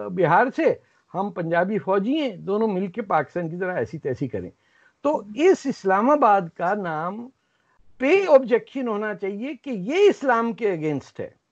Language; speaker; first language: Urdu; native; Urdu